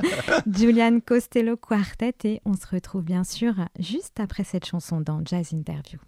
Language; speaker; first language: French; native; French